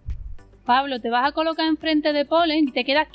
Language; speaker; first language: Spanish; native; Spanish